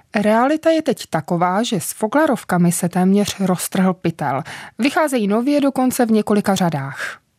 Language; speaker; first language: Czech; native; Czech